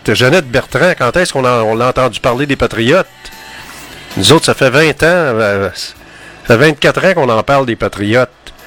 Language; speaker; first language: French; native; French